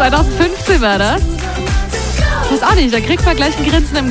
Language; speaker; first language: German; native; German